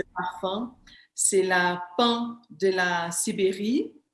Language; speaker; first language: French; non-native, fluent; Portuguese